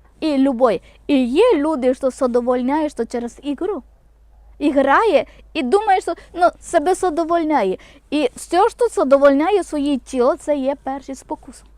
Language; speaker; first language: Ukrainian; non-native, local second language; Malayalam